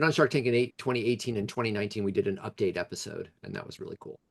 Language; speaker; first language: English; native; English